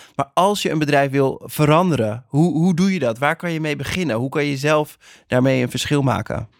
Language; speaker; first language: Dutch; native; Dutch